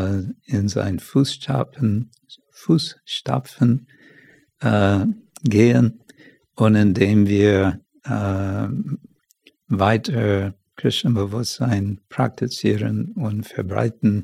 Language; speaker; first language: German; non-native, fluent; English